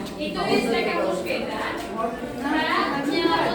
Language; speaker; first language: Polish; non-native, learner; Slovak